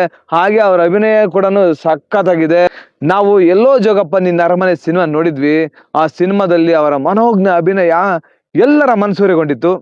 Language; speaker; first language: Kannada; native; Kannada